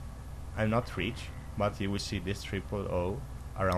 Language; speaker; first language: English; non-native, learner; Italian